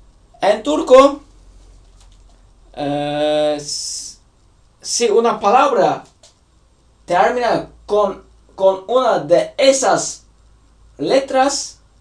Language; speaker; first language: Spanish; non-native, learner; Turkish